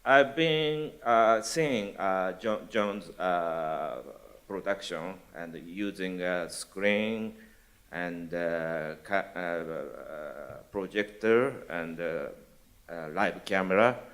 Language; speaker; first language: English; non-native, learner; Japanese